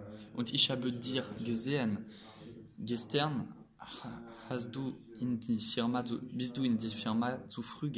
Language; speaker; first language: German; non-native, learner; French